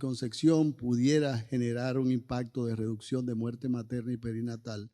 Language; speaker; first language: Spanish; native; Spanish